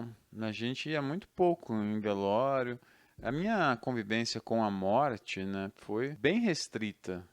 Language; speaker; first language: Portuguese; native; Portuguese